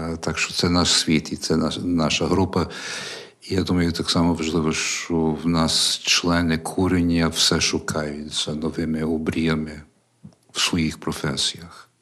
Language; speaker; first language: Ukrainian; early bilingual, heritage; Ukrainian